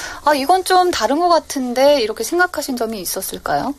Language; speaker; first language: Korean; native; Korean